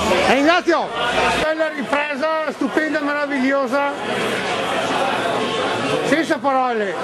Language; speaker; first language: Italian; native; Italian